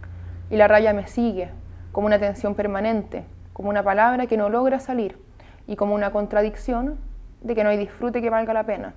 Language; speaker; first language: Spanish; native; Spanish